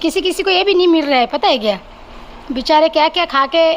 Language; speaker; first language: Hindi; non-native, local second language; Marathi